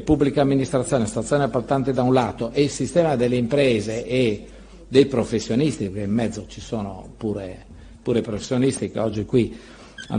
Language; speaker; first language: Italian; native; Italian